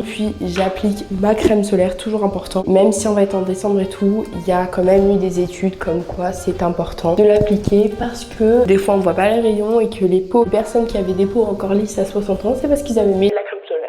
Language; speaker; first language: French; native; French